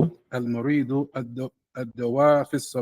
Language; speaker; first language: Arabic; non-native, learner; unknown